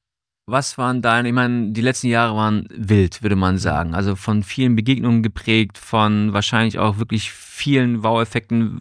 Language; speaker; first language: German; native; German